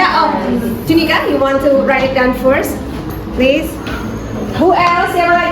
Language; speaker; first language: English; non-native, fluent; Indonesian